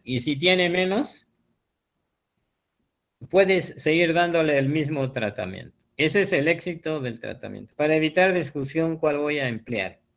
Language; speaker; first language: Spanish; native; Spanish